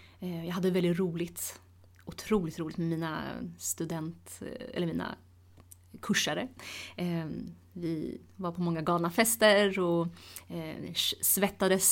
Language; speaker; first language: Swedish; early bilingual, other home language; Tigrinya